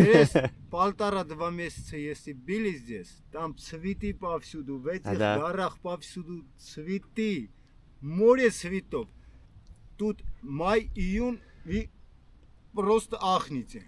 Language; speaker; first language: Russian; non-native, fluent; Armenian